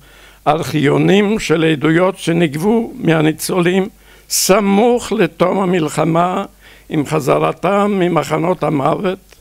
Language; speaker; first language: Hebrew; non-native, fluent; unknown